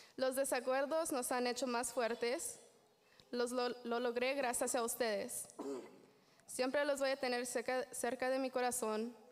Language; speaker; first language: Spanish; early bilingual, heritage; Spanish